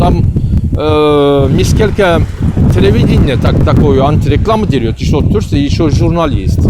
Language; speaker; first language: Russian; non-native, learner; Turkish